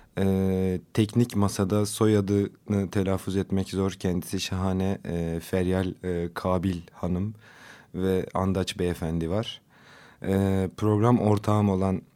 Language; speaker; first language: Turkish; non-native, local second language; Kurdish